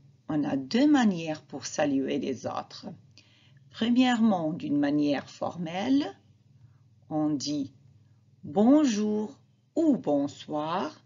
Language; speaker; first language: French; non-native, fluent; Arabic